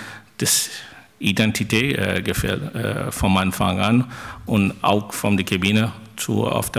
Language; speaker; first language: German; non-native, fluent; French